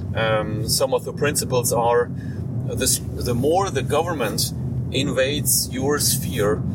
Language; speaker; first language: English; non-native, fluent; German